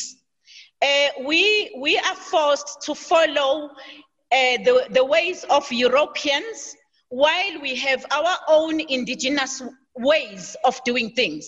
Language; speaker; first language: English; non-native, local second language; Zulu